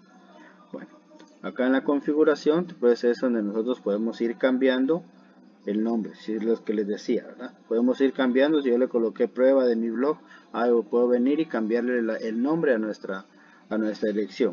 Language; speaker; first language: Spanish; native; Spanish